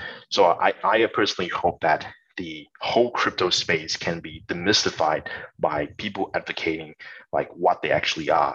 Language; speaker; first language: English; non-native, local second language; Chinese